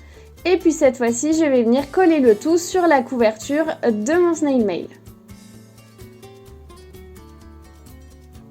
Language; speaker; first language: French; native; French